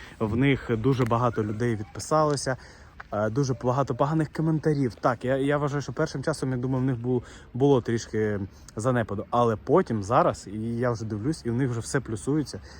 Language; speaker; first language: Ukrainian; non-native, local second language; Russian